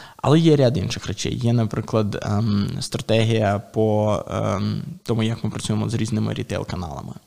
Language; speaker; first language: Ukrainian; native; Ukrainian